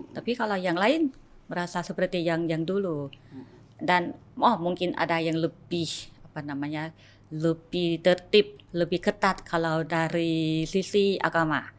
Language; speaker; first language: Indonesian; non-native, fluent; Thai